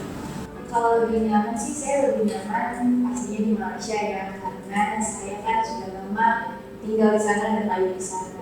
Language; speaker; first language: Indonesian; early bilingual, heritage; Indonesian